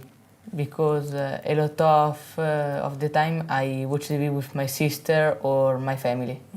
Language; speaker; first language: English; non-native, learner; Italian